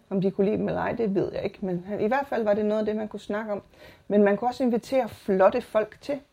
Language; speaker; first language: Danish; native; Danish